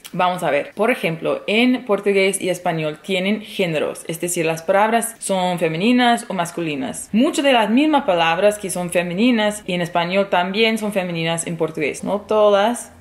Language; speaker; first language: Spanish; non-native, fluent; English